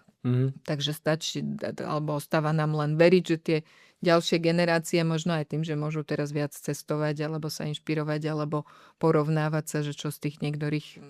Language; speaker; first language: Slovak; native; Slovak